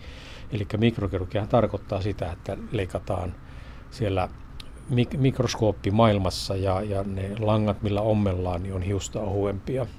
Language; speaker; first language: Finnish; native; Finnish